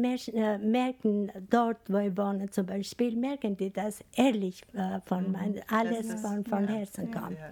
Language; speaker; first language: German; non-native, fluent; Albanian